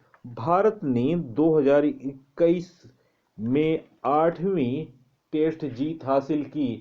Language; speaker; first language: Hindi; native; Hindi